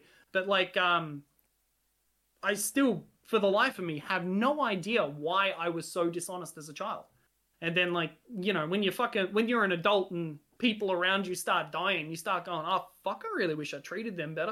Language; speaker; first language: English; non-native, local second language; Hungarian